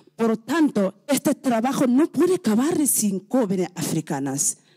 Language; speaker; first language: Spanish; non-native, learner; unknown